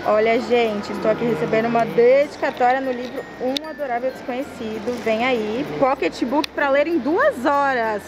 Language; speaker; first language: Portuguese; native; Portuguese